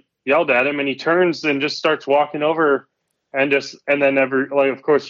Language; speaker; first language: English; native; English